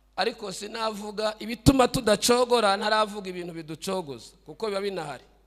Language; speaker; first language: Kinyarwanda; native; Kinyarwanda